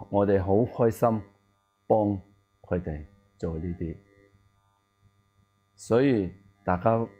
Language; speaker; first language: Cantonese; non-native, learner; Tibetan